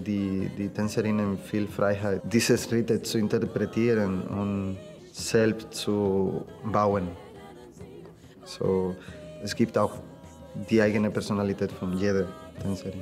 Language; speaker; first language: German; non-native, fluent; Spanish